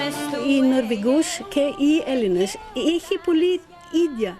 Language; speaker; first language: Greek; non-native, learner; Norwegian